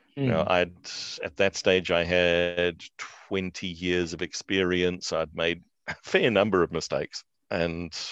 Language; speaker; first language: English; native; English